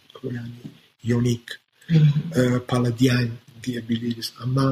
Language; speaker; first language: Turkish; non-native, fluent; Italian